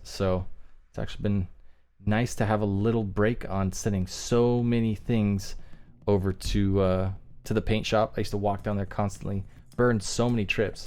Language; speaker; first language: English; native; English